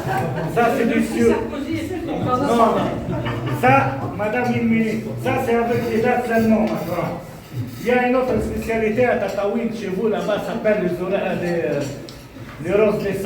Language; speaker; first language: French; non-native, learner; Arabic